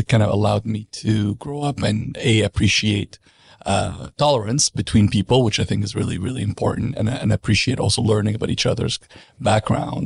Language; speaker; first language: English; non-native, fluent; Arabic